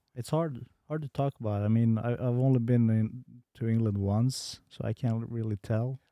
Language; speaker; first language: English; non-native, fluent; Bosnian